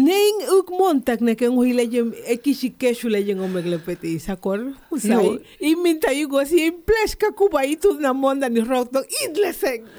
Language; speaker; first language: Hungarian; non-native, learner; Spanish